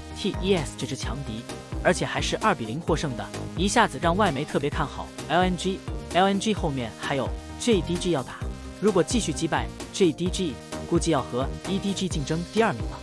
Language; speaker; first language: Chinese; native; Chinese